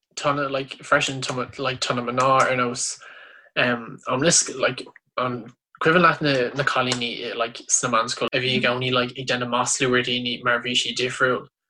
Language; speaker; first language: Irish; non-native, local second language; English